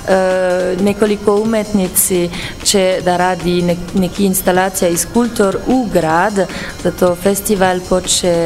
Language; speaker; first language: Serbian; non-native, learner; French